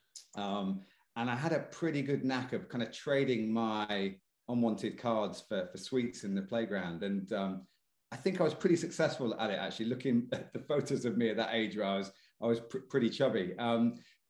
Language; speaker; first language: English; native; English